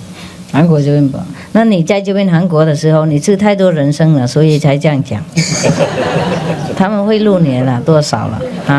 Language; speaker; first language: Chinese; non-native, fluent; Vietnamese